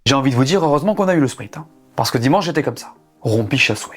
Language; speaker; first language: French; native; French